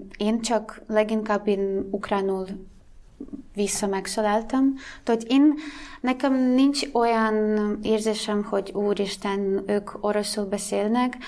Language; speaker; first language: Hungarian; non-native, fluent; Russian